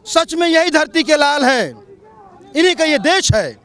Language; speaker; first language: Hindi; native; Hindi